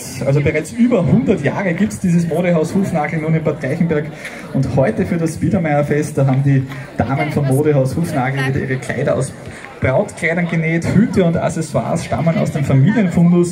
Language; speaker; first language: German; native; German